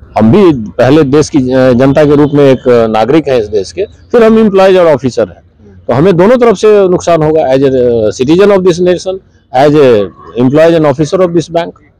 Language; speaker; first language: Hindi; native; Hindi